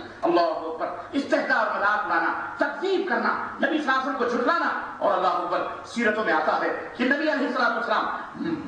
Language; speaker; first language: Urdu; native; Urdu